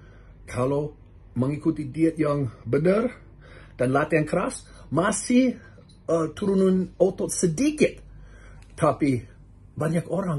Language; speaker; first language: Indonesian; non-native, learner; English